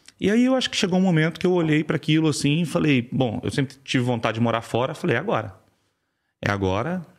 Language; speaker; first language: Portuguese; native; Portuguese